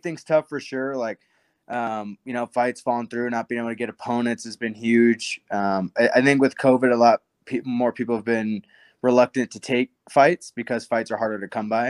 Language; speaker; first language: English; native; English